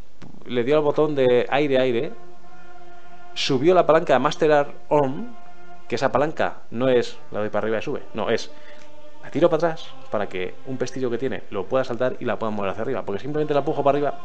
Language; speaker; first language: Spanish; native; Spanish